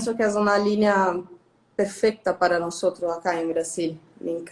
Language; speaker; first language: Spanish; non-native, fluent; Portuguese